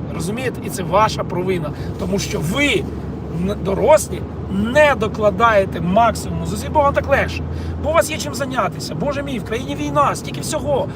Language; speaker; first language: Ukrainian; non-native, local second language; Russian